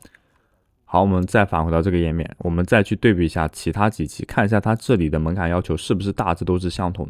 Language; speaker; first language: Chinese; native; Chinese